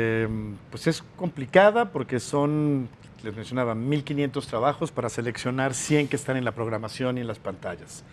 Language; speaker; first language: Spanish; native; Spanish